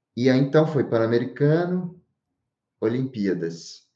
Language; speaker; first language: Portuguese; native; Portuguese